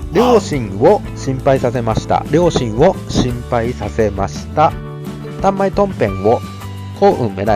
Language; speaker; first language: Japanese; non-native, fluent; Thai